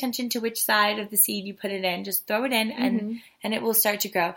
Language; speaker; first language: English; native; English